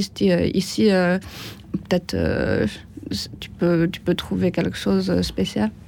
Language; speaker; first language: French; non-native, learner; Chinese